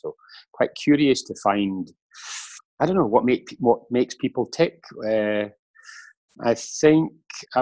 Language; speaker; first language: English; native; English